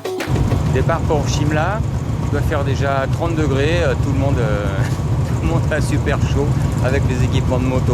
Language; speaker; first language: French; native; French